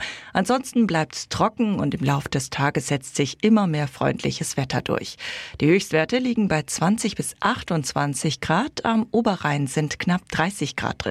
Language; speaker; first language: German; native; German